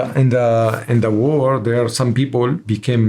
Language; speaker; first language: English; non-native, learner; Arabic